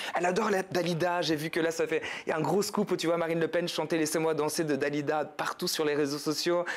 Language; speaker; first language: French; native; French